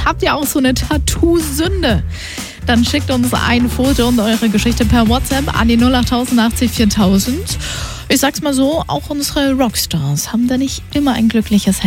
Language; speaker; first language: German; native; German